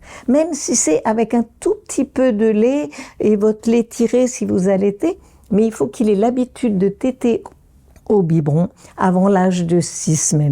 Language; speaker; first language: French; native; French